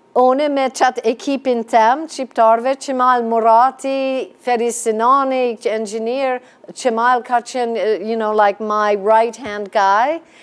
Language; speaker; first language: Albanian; non-native, fluent; English